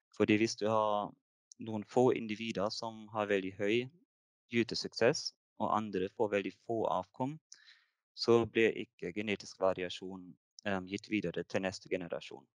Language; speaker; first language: Norwegian; non-native, fluent; German